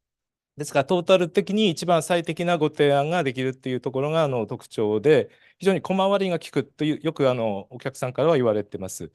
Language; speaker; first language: Japanese; native; Japanese